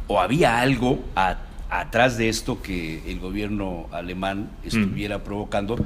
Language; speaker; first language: Spanish; native; Spanish